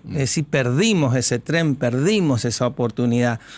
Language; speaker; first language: Spanish; native; Spanish